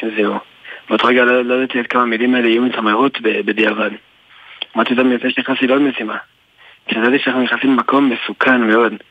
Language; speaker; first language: Hebrew; early bilingual, other home language; French